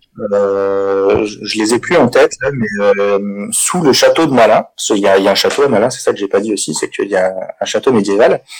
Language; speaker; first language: French; native; French